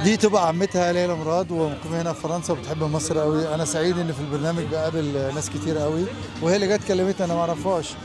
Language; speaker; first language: Arabic; native; Arabic